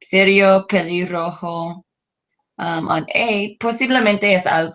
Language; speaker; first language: Spanish; non-native, learner; English